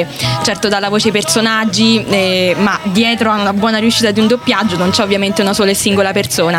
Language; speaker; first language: Italian; native; Italian